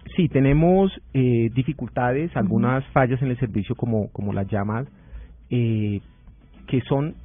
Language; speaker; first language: Spanish; native; Spanish